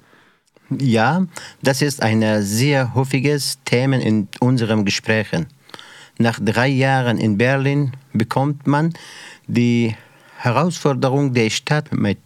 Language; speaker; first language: German; non-native, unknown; Persian